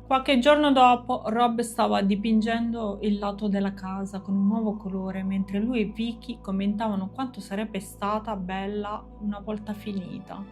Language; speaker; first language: Italian; native; Italian